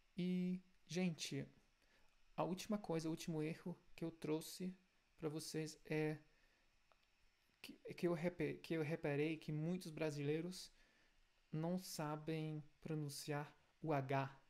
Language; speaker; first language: Portuguese; non-native, fluent; German